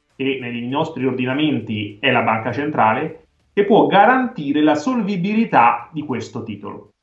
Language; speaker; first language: Italian; native; Italian